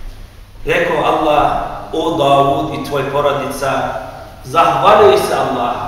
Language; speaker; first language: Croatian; non-native, fluent; Turkish